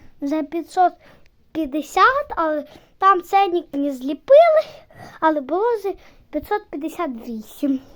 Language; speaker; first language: Ukrainian; native; Ukrainian